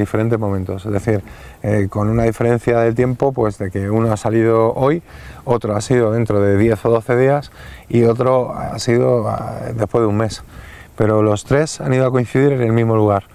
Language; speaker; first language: Spanish; native; Spanish